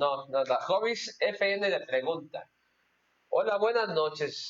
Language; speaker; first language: Spanish; native; Spanish